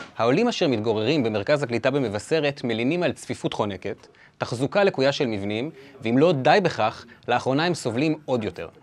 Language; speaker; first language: Hebrew; native; Hebrew